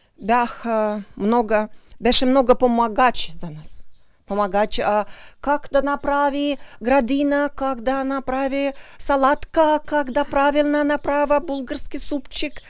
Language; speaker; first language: Bulgarian; non-native, learner; Russian